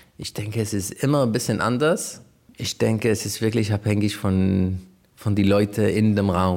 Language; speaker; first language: German; non-native, fluent; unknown